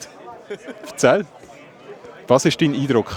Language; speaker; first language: German; native; German